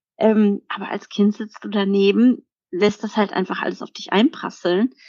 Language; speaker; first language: German; early bilingual, other home language; Polish